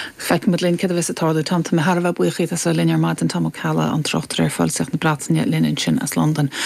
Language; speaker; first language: Irish; native; Irish